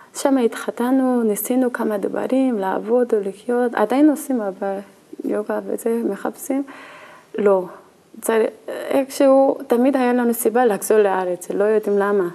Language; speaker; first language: Hebrew; non-native, learner; Korean